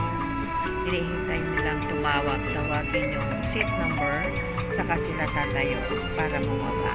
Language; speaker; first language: Filipino; native; Filipino